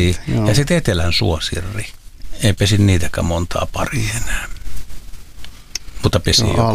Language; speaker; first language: Finnish; native; Finnish